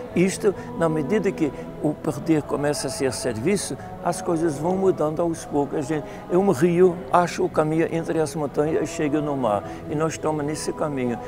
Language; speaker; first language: Portuguese; non-native, fluent; Dutch